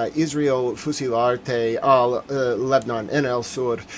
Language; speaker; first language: Spanish; non-native, learner; English